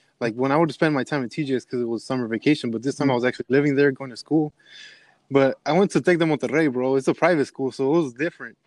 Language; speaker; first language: English; early bilingual, other home language; Spanish